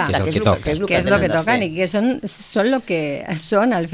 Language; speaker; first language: Catalan; non-native, local second language; Spanish